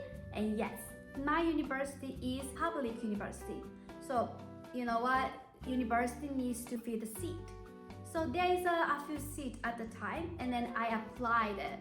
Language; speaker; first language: English; non-native, fluent; Japanese